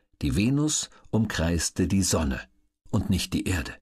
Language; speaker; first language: German; native; German